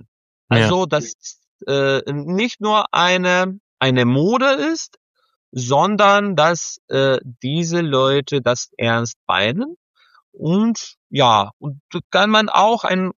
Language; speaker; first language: German; non-native, fluent; Serbian